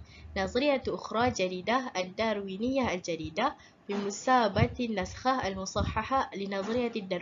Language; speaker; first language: Arabic; non-native, learner; Malay